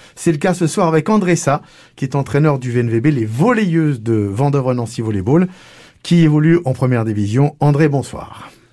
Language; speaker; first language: French; native; French